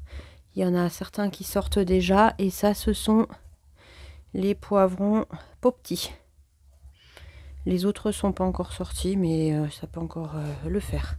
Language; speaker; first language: French; native; French